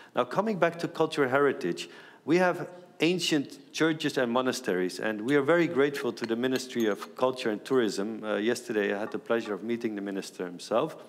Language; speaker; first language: English; non-native, fluent; Aramaic